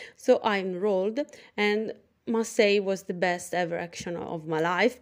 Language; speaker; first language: English; non-native, fluent; Italian